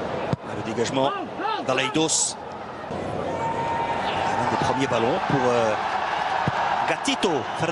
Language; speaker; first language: French; native; French